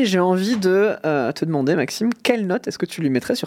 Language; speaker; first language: French; native; French